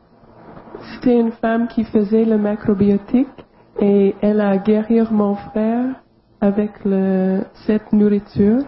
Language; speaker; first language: French; non-native, local second language; English